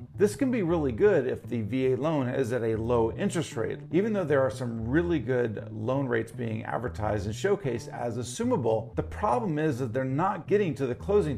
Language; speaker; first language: English; native; English